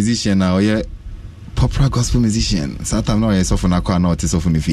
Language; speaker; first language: English; non-native, local second language; Akan